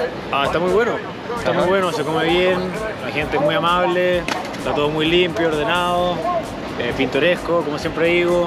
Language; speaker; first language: Spanish; native; Spanish